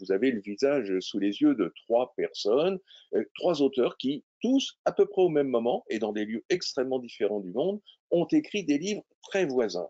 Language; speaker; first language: French; native; French